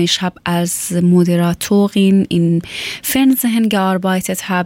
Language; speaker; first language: German; non-native, fluent; Persian